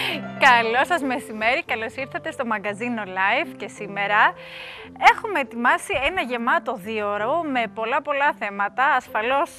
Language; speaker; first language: Greek; native; Greek